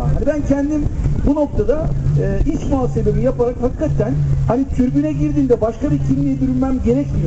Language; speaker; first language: Turkish; native; Turkish